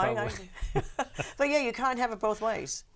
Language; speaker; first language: English; native; English